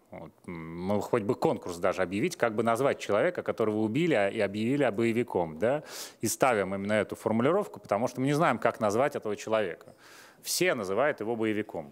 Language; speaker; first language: Russian; native; Russian